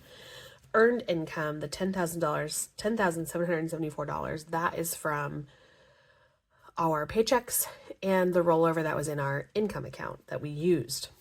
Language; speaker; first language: English; native; English